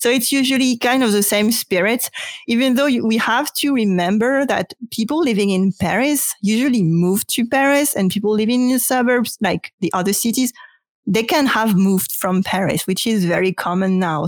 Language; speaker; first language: English; non-native, fluent; French